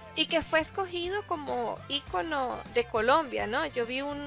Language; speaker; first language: Spanish; native; Spanish